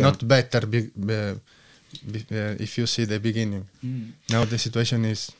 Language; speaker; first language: English; non-native, learner; Italian